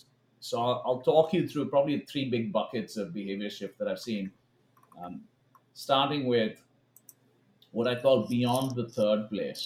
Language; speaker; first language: English; non-native, local second language; Hindi